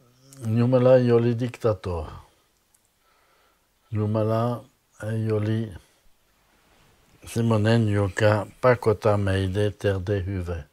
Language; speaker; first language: Finnish; non-native, fluent; French